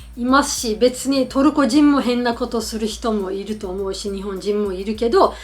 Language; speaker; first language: Japanese; non-native, fluent; Turkish